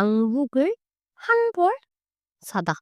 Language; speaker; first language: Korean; non-native, learner; Hindi